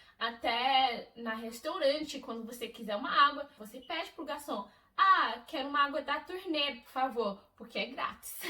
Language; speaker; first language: Portuguese; non-native, fluent; English